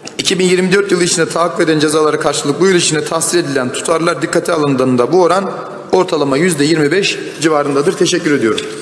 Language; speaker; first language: Turkish; native; Turkish